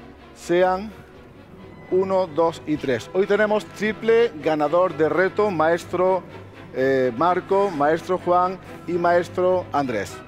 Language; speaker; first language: Spanish; native; Spanish